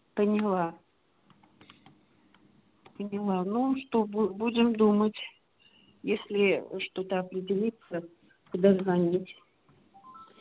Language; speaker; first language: Russian; native; Russian